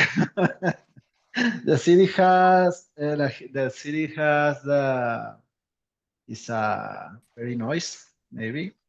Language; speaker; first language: English; non-native, learner; Spanish